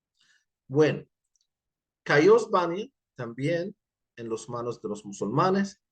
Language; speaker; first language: Spanish; non-native, fluent; Arabic